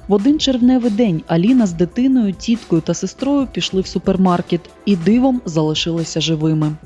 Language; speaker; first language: Ukrainian; native; Ukrainian